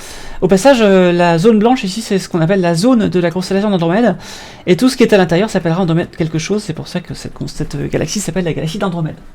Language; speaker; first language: French; native; French